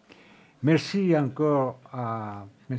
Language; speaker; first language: French; non-native, fluent; Spanish